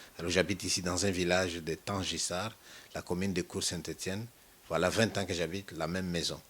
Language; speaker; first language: French; non-native, local second language; Luba-Lulua